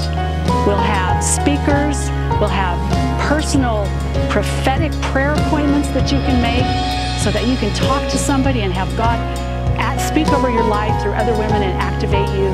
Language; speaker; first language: English; native; English